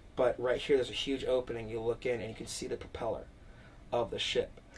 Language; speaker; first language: English; native; English